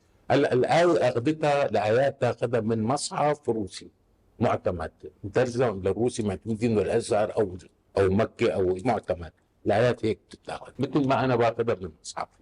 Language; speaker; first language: Arabic; native; Arabic